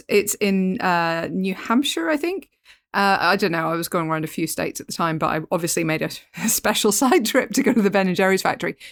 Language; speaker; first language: English; native; English